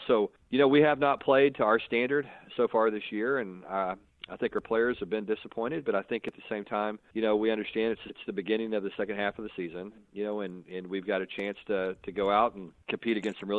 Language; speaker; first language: English; native; English